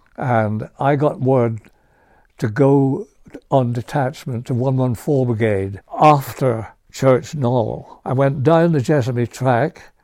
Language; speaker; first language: English; native; English